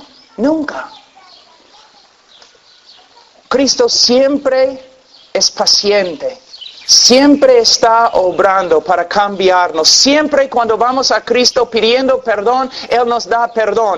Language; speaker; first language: Spanish; non-native, fluent; English